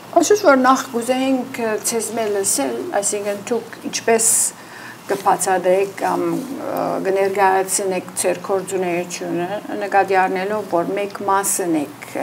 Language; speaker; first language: Armenian; native; Armenian